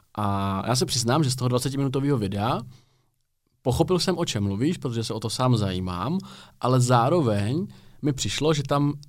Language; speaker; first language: Czech; native; Czech